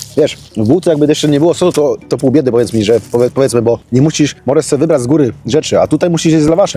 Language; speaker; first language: Polish; native; Polish